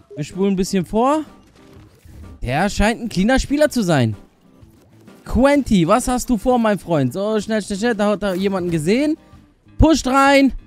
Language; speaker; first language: German; early bilingual, other home language; Albanian